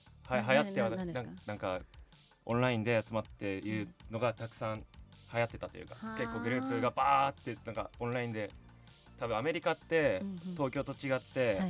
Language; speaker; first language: Japanese; native; Japanese